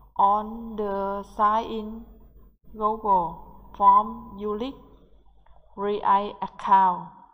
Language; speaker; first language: English; non-native, learner; Vietnamese